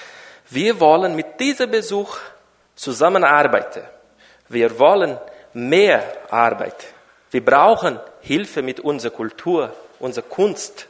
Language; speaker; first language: German; non-native, learner; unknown